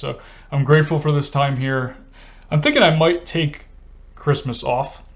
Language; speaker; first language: English; native; English